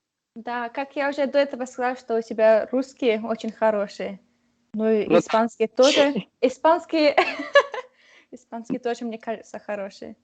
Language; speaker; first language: Russian; early bilingual, heritage; Russian